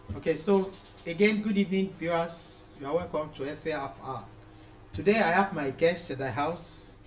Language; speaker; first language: English; non-native, local second language; Yoruba